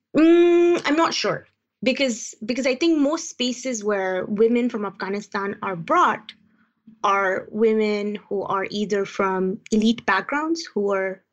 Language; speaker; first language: English; non-native, local second language; Uzbek